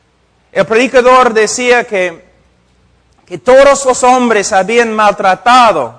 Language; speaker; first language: Spanish; non-native, fluent; English